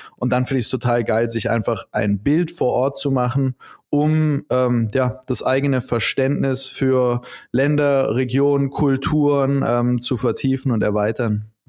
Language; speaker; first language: German; native; German